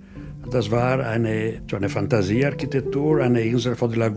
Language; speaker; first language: German; non-native, fluent; Italian